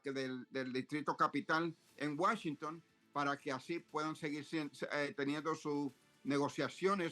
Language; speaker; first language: Spanish; native; Spanish